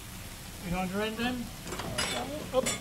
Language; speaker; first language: English; non-native, fluent; French